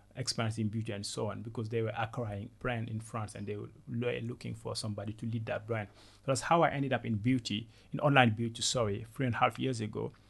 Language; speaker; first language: English; non-native, fluent; Wolof